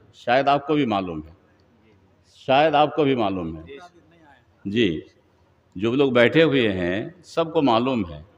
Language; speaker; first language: Urdu; non-native, local second language; Bangla